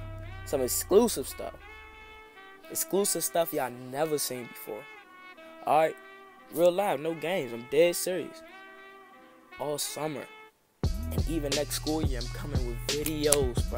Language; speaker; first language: English; native; English